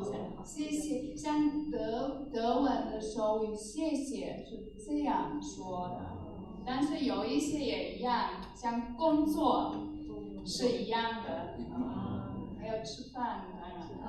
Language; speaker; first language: Chinese; non-native, fluent; German